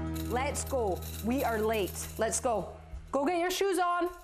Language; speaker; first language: English; native; English